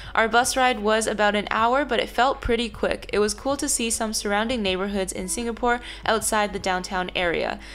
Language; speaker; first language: English; non-native, fluent; Chinese